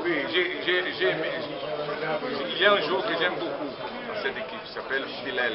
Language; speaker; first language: French; non-native, learner; Portuguese